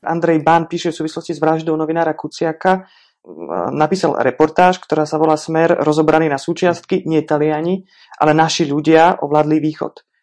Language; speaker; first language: Slovak; native; Slovak